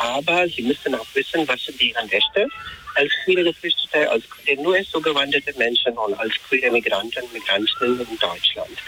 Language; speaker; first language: German; non-native, fluent; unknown